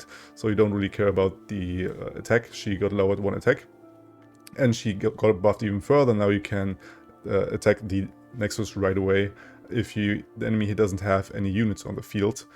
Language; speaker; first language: English; non-native, fluent; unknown